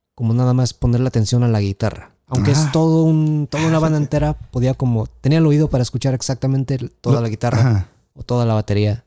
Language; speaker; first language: Spanish; early bilingual, heritage; Spanish